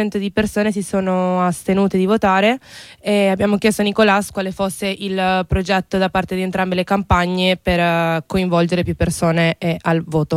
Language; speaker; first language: Italian; non-native, fluent; Spanish